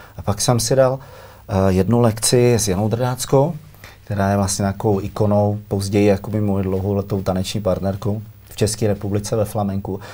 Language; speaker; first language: Czech; native; Czech